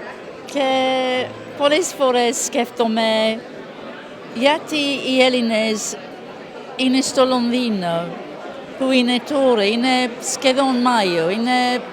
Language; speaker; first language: Greek; non-native, learner; English